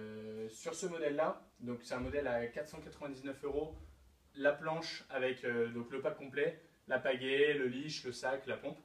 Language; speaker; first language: French; native; French